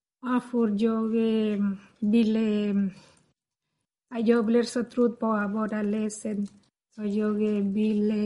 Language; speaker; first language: Swedish; non-native, learner; Spanish